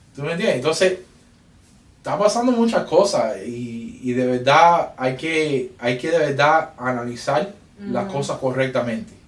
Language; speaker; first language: Spanish; early bilingual, heritage; Spanish